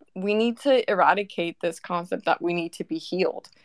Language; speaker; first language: English; early bilingual, other home language; Spanish